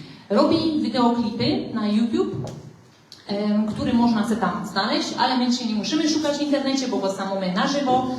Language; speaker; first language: Polish; native; Polish